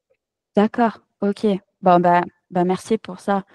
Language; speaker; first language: French; non-native, fluent; English